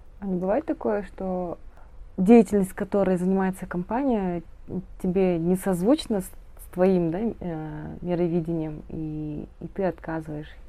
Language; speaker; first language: Russian; non-native, local second language; Kazakh